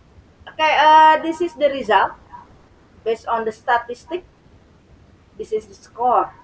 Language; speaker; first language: English; non-native, learner; Indonesian